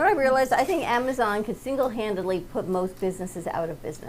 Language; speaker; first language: English; native; English